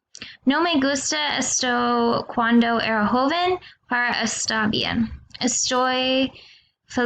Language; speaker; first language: Spanish; non-native, learner; English